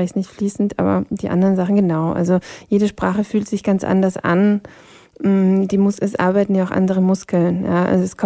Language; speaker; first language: German; non-native, local second language; Polish